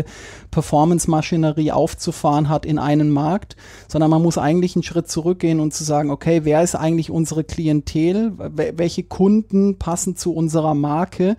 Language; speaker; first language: German; native; German